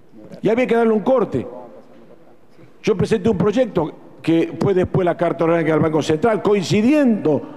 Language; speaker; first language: Spanish; native; Spanish